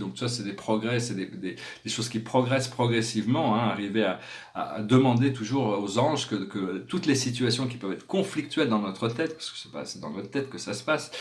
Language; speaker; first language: French; native; French